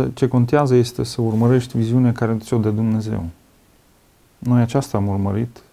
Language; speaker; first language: Romanian; non-native, fluent; Russian